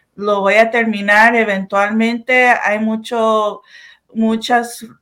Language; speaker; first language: Spanish; early bilingual, heritage; Spanish